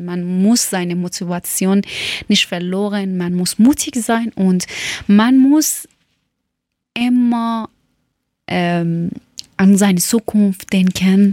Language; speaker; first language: German; non-native, learner; Persian